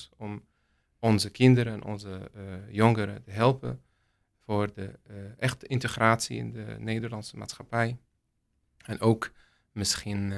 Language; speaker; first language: Dutch; non-native, learner; Arabic